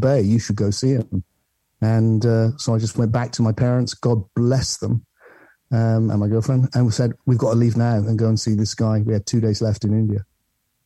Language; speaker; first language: English; native; English